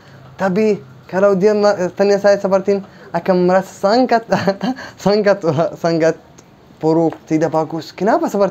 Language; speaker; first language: Indonesian; non-native, learner; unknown